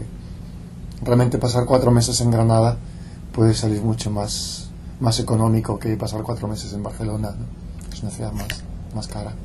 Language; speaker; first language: Spanish; non-native, local second language; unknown